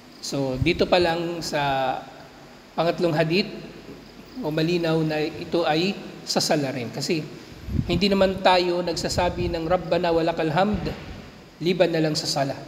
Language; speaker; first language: Filipino; native; Filipino